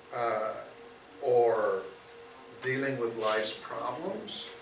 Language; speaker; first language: English; native; English